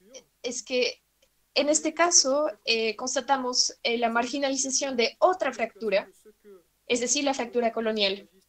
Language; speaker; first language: Spanish; non-native, fluent; French